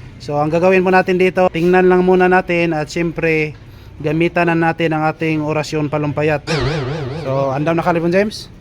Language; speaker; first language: Filipino; non-native, local second language; Cebuano